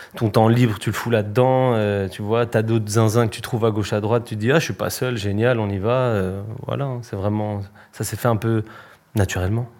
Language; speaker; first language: French; early bilingual, other home language; Spanish